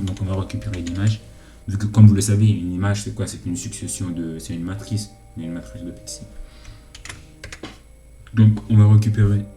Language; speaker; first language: French; native; French